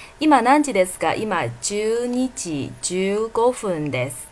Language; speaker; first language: Japanese; non-native, fluent; Chinese